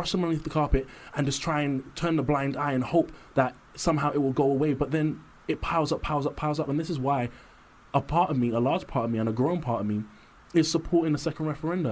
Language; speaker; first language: English; native; English